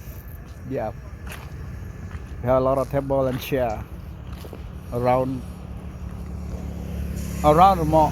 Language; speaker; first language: English; non-native, learner; Khmer